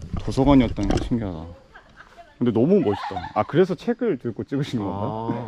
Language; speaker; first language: Korean; native; Korean